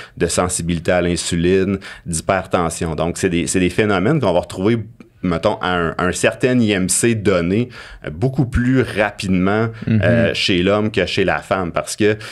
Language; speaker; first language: French; native; French